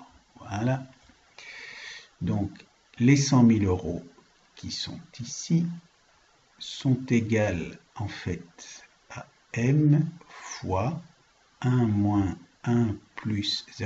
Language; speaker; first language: French; native; French